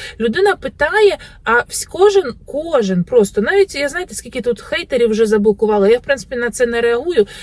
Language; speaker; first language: Ukrainian; native; Ukrainian